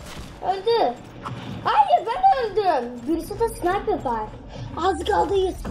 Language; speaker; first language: Turkish; early bilingual, heritage; Turkish